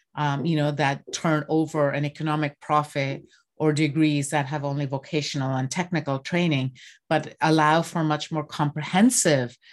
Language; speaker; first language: English; non-native, local second language; Bangla